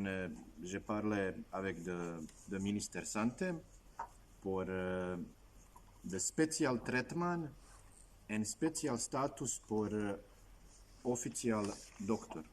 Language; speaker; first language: French; non-native, learner; Russian